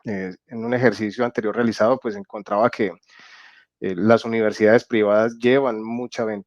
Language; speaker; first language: Spanish; native; Spanish